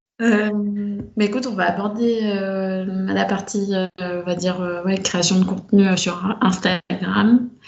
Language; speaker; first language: French; native; French